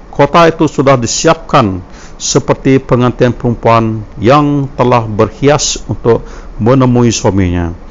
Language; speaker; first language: Malay; non-native, local second language; Iban